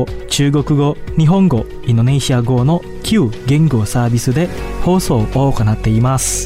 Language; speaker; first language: Japanese; non-native, fluent; Indonesian